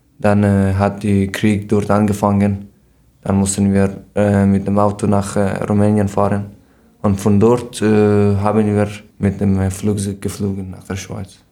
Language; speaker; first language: German; non-native, learner; Persian